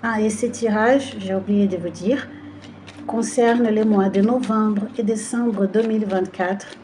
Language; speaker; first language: French; non-native, fluent; Portuguese